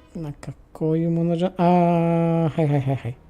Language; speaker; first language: Japanese; non-native, learner; English